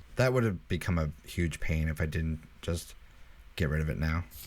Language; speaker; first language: English; native; English